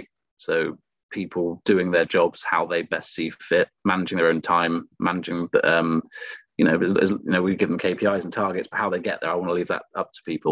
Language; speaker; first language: English; native; English